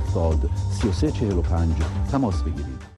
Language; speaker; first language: Persian; native; Persian